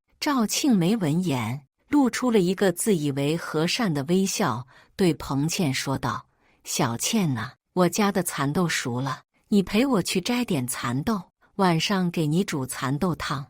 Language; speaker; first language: Chinese; native; Chinese